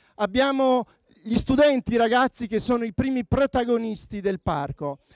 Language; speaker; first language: Italian; native; Italian